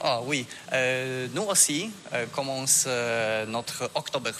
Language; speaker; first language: French; non-native, fluent; Polish